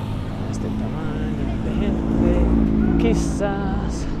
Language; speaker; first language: Spanish; non-native, learner; English